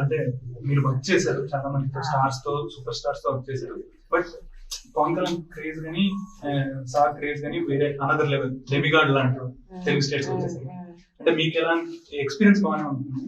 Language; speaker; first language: Telugu; native; Telugu